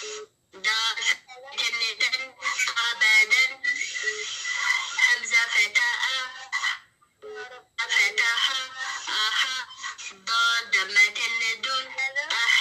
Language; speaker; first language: Arabic; non-native, learner; Amharic